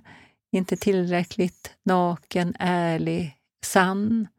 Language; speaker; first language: Swedish; native; Swedish